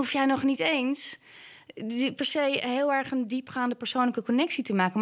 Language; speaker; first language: Dutch; native; Dutch